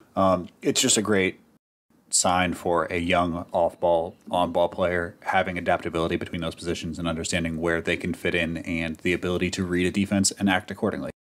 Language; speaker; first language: English; native; English